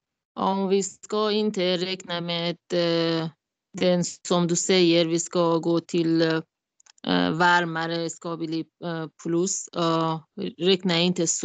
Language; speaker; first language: Swedish; non-native, learner; Arabic